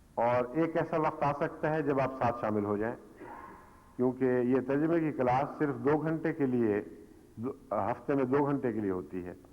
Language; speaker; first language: Urdu; native; Urdu